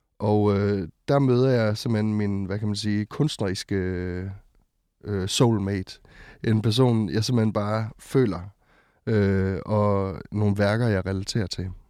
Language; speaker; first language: Danish; native; Danish